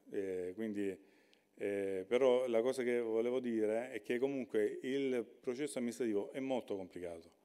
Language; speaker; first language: Italian; native; Italian